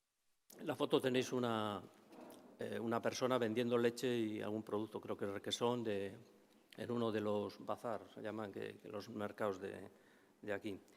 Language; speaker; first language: Spanish; native; Spanish